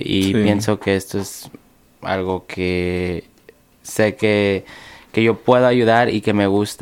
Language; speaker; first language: Spanish; early bilingual, other home language; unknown